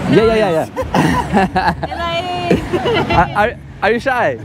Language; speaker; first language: English; non-native, learner; Turkish